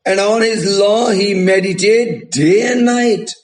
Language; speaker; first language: English; non-native, local second language; Hindi